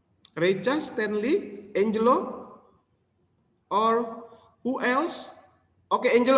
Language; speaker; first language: English; non-native, local second language; Indonesian